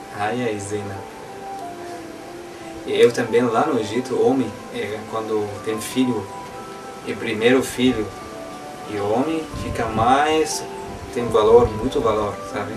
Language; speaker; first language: Portuguese; non-native, learner; Arabic